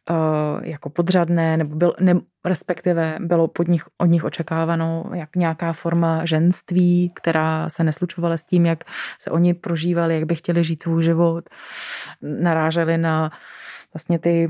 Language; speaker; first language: Czech; native; Czech